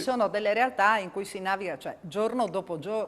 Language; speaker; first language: Italian; native; Italian